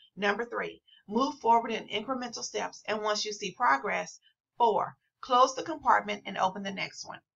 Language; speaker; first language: English; native; English